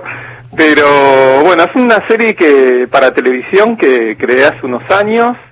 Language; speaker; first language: Spanish; native; Spanish